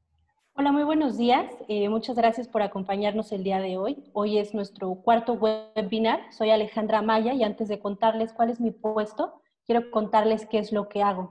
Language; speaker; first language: Spanish; native; Spanish